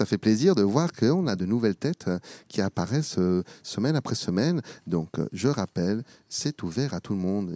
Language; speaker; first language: French; native; French